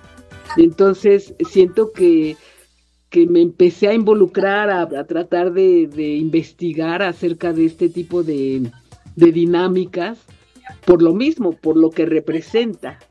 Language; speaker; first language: Spanish; native; Spanish